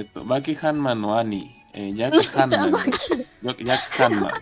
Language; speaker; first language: Japanese; non-native, learner; Spanish